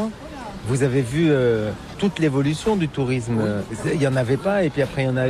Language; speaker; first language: French; native; French